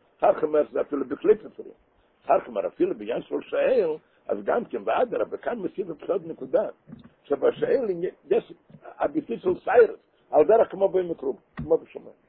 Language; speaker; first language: Hebrew; non-native, local second language; Yiddish